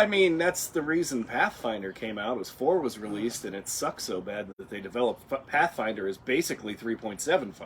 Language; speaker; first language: English; native; English